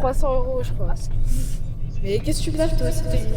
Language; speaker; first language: French; native; French